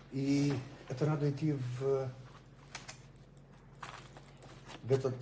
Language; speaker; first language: Russian; native; Russian